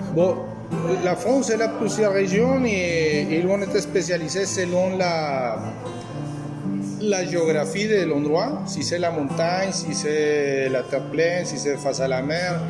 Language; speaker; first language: French; non-native, fluent; Spanish